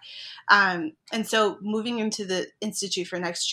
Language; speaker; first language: English; native; English